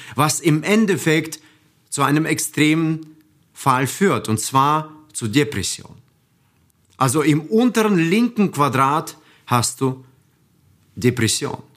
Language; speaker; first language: German; non-native, fluent; Russian